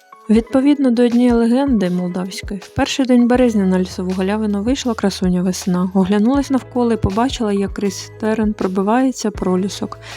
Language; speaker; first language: Ukrainian; non-native, fluent; Bulgarian